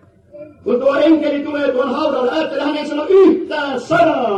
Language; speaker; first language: Finnish; native; Finnish